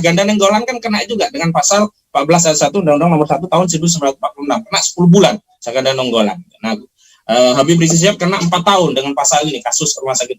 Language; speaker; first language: Indonesian; native; Indonesian